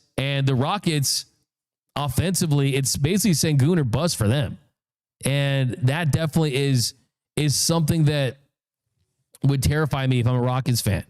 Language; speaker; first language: English; native; English